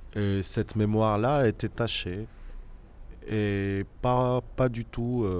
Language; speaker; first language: French; non-native, local second language; Arabic